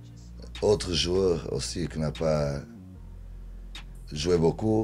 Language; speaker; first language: French; non-native, learner; Portuguese